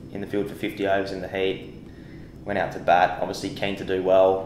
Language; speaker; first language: English; native; English